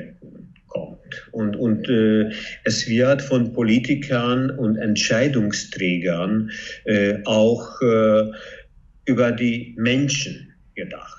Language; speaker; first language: German; non-native, fluent; Hungarian